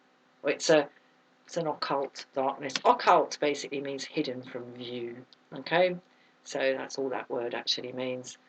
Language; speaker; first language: English; native; English